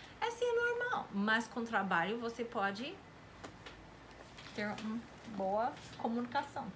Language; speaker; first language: Portuguese; non-native, fluent; English